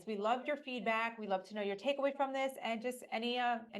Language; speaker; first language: English; native; English